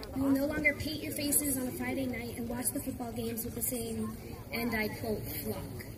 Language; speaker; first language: English; early bilingual, other home language; Spanish